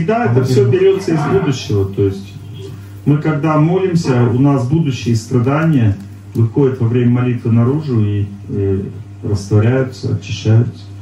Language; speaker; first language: Russian; native; Russian